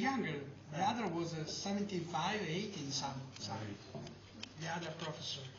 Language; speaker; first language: English; non-native, learner; Italian